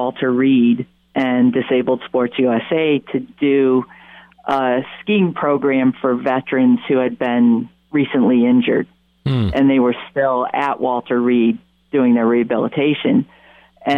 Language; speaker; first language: English; native; English